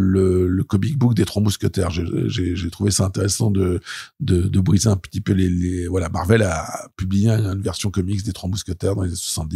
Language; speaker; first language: French; native; French